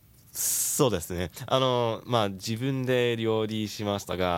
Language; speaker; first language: Japanese; non-native, learner; English